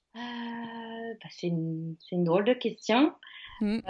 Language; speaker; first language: French; native; French